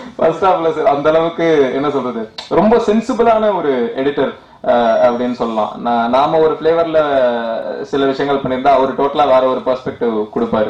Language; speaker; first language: Tamil; native; Tamil